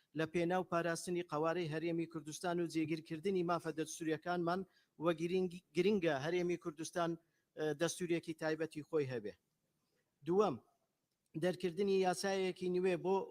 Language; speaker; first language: Central Kurdish; non-native, local second language; Turkish